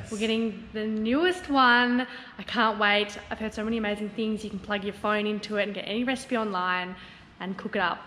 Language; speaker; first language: English; native; English